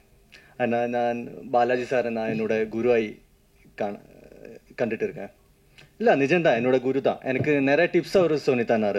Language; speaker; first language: Tamil; non-native, learner; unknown